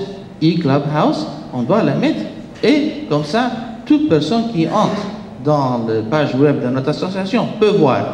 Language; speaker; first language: French; non-native, fluent; Spanish